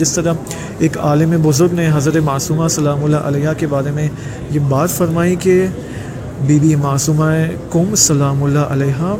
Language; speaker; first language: Urdu; native; Urdu